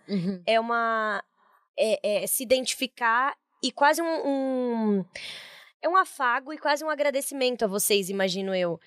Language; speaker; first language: Portuguese; native; Portuguese